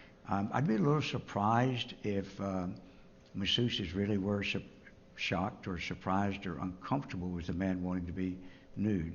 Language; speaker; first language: English; native; English